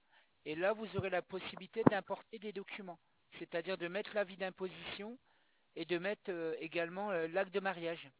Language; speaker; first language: French; native; French